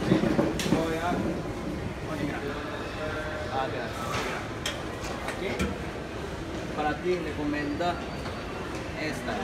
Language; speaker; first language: Spanish; non-native, learner; Japanese